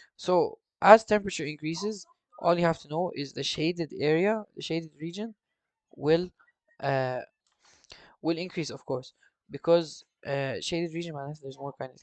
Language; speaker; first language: English; non-native, fluent; Arabic